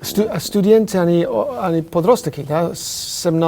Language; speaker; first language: Russian; non-native, fluent; English